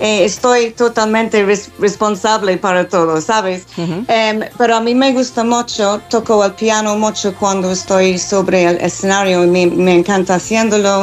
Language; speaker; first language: Spanish; non-native, fluent; English